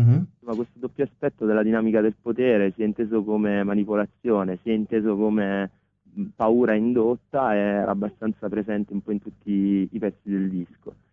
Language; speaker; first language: Italian; native; Italian